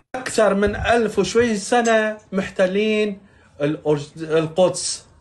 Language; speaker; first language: Arabic; non-native, fluent; Persian